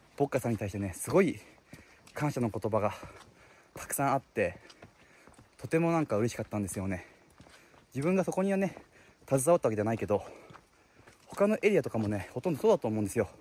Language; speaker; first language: Japanese; native; Japanese